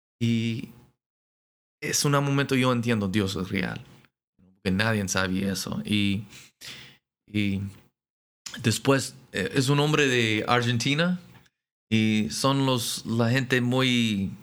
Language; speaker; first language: Spanish; non-native, learner; English